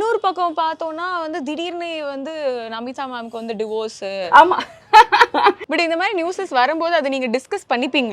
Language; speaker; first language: Tamil; native; Tamil